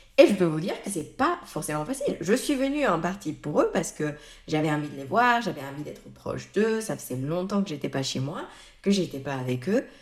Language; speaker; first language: French; native; French